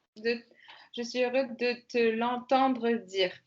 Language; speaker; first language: French; native; French